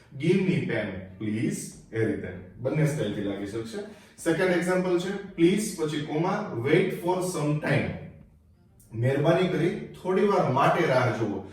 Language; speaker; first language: Gujarati; native; Gujarati